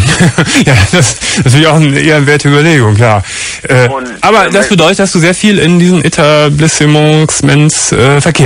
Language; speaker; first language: German; native; German